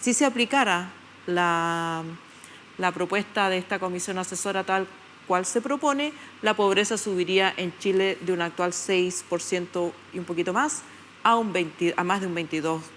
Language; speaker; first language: Spanish; native; Spanish